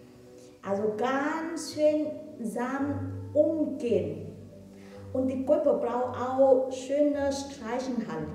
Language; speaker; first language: German; non-native, learner; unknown